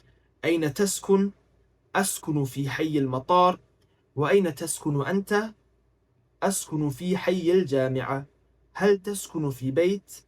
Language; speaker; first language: Arabic; non-native, fluent; English